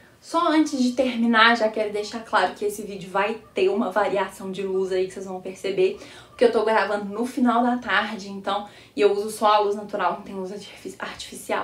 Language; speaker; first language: Portuguese; native; Portuguese